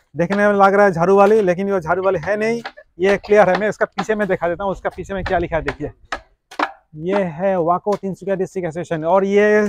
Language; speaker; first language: Hindi; non-native, local second language; Assamese